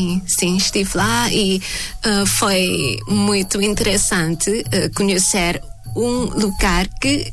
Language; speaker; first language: Portuguese; non-native, fluent; Thai